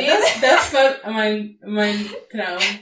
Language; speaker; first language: German; non-native, learner; Greek